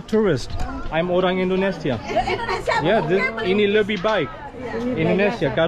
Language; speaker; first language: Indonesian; non-native, learner; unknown